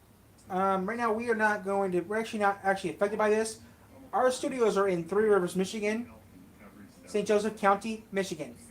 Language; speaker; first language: English; native; English